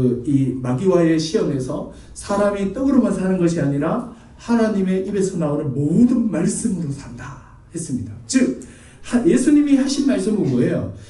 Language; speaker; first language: Korean; native; Korean